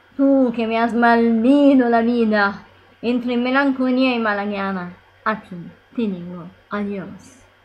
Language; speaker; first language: Spanish; non-native, learner; Italian